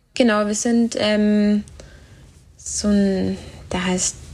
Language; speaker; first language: German; native; German